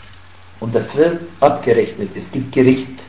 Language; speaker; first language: German; non-native, fluent; Arabic